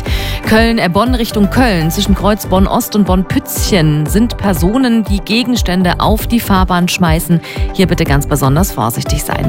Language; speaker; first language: German; native; German